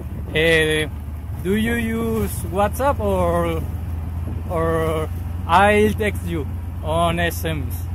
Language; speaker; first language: English; non-native, learner; Spanish